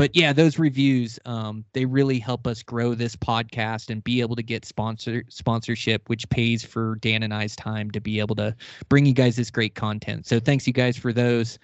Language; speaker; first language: English; native; English